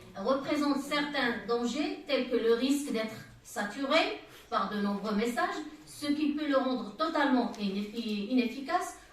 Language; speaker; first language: French; non-native, local second language; Arabic